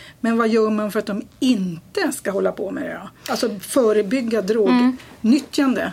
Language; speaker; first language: Swedish; native; Swedish